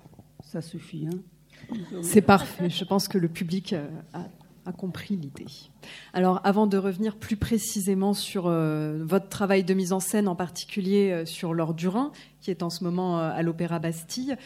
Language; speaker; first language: French; native; French